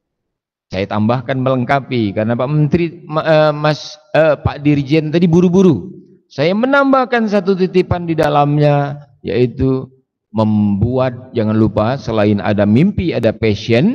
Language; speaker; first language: Indonesian; native; Indonesian